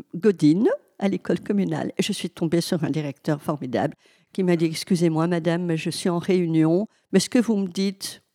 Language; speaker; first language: French; native; French